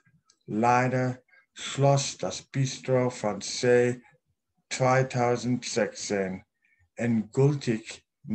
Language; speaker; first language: German; non-native, learner; English